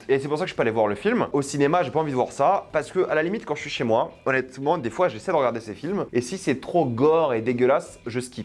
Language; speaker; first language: French; native; French